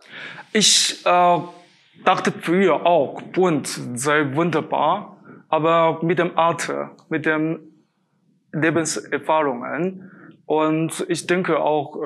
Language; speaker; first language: German; non-native, fluent; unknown